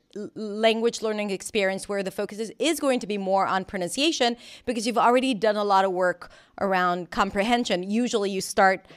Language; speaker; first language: English; non-native, fluent; Hebrew